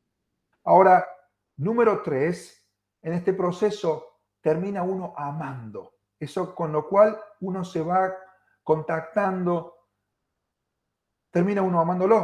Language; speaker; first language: Spanish; native; Spanish